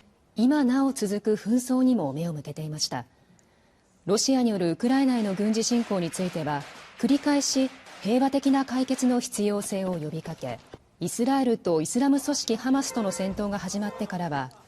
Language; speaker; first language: Japanese; native; Japanese